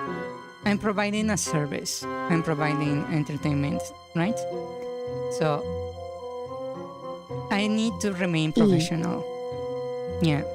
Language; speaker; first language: English; non-native, fluent; Spanish